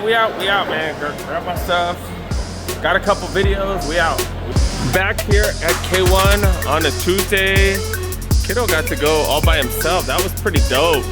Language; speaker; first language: English; native; English